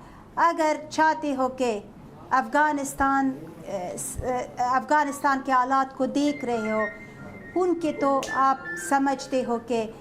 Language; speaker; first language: Hindi; non-native, fluent; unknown